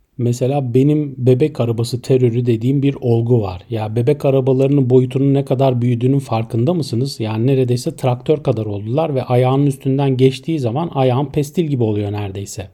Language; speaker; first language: Turkish; native; Turkish